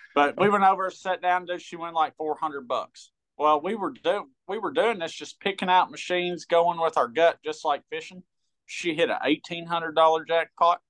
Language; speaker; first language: English; native; English